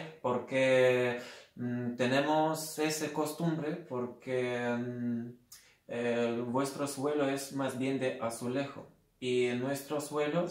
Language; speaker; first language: Spanish; non-native, fluent; Lithuanian